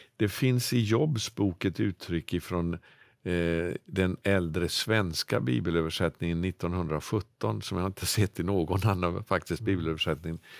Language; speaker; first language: Swedish; native; Swedish